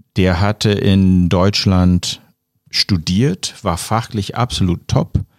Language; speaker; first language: German; non-native, fluent; English